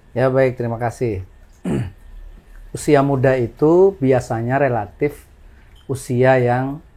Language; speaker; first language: Indonesian; non-native, local second language; Madurese